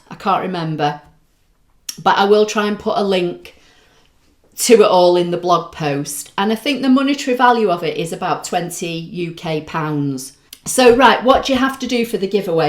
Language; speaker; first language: English; native; English